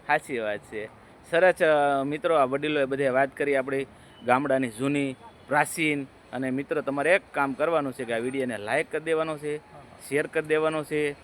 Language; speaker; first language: Gujarati; native; Gujarati